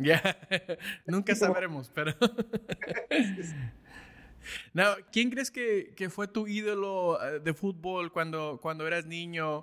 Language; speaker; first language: Spanish; early bilingual, heritage; Spanish